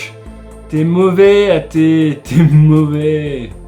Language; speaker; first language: French; native; French